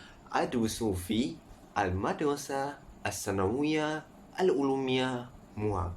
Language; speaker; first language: Arabic; non-native, learner; Malay